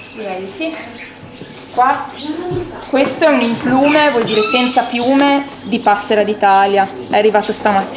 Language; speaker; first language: Italian; native; Italian